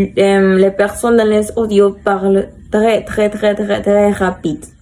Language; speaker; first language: French; non-native, learner; Spanish